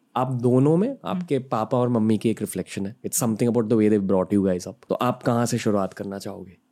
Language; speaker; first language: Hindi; native; Hindi